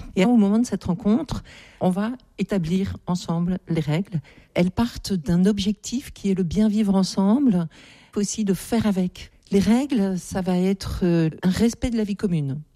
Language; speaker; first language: French; native; French